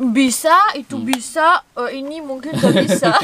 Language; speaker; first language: Indonesian; non-native, learner; French